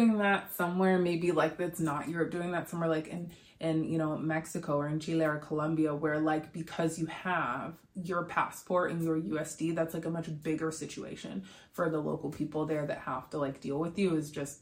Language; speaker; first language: English; native; English